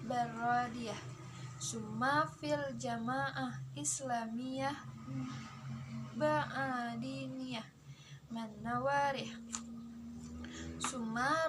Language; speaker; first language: Arabic; non-native, learner; Indonesian